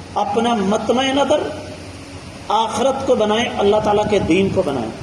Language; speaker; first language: Urdu; non-native, local second language; Punjabi